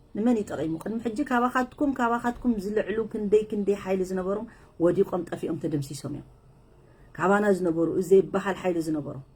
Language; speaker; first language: Tigrinya; native; Tigrinya